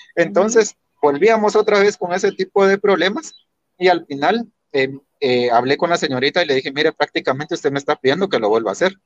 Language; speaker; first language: Spanish; native; Spanish